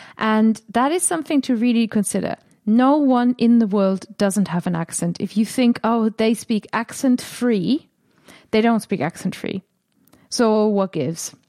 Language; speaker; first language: English; non-native, fluent; German